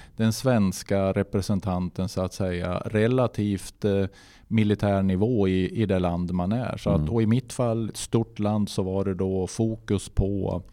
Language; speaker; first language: Swedish; native; Swedish